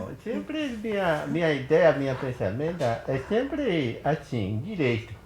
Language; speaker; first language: Portuguese; non-native, local second language; Kayapó